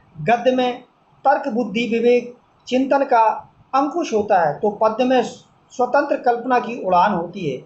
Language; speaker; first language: Hindi; native; Hindi